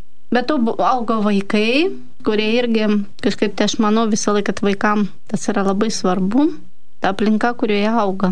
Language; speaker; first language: Lithuanian; non-native, fluent; Russian